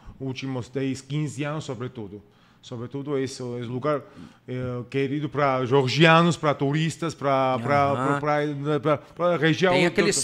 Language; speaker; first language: Portuguese; non-native, learner; Georgian